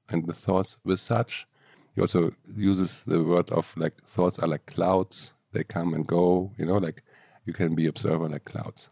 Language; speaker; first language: English; non-native, fluent; German